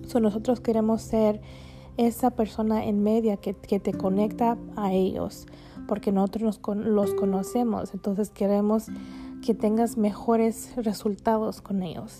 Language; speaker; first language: Spanish; early bilingual, heritage; Spanish